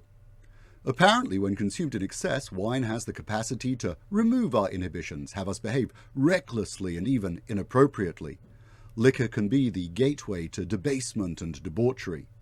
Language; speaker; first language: English; native; English